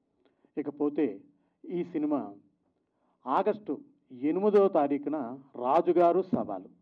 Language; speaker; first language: Telugu; native; Telugu